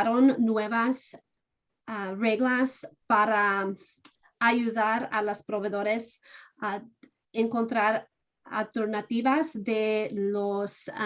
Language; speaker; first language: Spanish; non-native, fluent; English